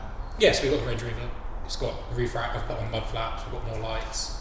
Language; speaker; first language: English; native; English